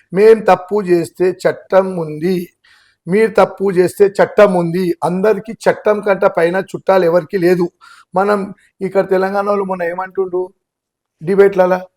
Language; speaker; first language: Telugu; non-native, local second language; Gujarati